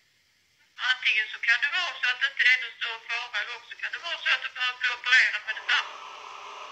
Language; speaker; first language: Swedish; native; Swedish